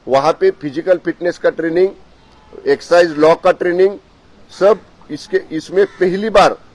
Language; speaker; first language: Hindi; non-native, local second language; Marathi